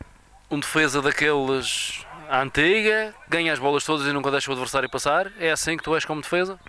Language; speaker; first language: Portuguese; native; Portuguese